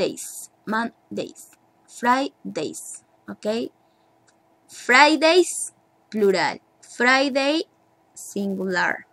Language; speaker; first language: English; non-native, learner; Spanish